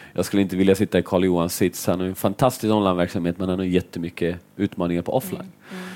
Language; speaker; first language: Swedish; early bilingual, other home language; Finnish